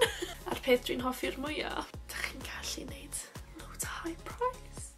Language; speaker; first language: Welsh; non-native, local second language; English